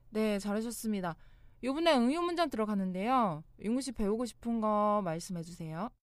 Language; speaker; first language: Korean; non-native, fluent; Chinese